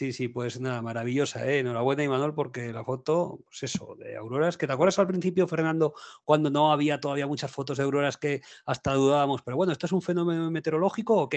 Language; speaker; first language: Spanish; native; Spanish